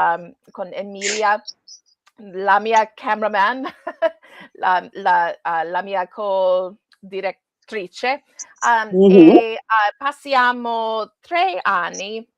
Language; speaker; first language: Italian; non-native, learner; English